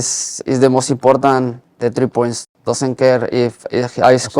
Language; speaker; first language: English; non-native, learner; Spanish